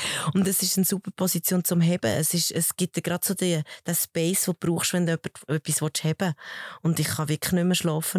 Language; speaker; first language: German; early bilingual, other home language; Spanish